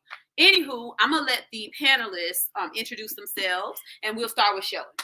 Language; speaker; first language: English; native; English